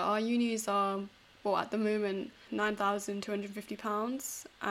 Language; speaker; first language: English; native; English